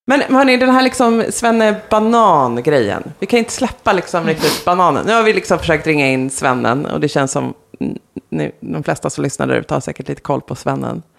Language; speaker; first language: Swedish; native; Swedish